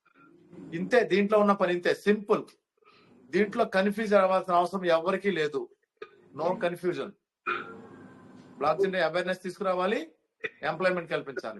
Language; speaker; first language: Telugu; native; Telugu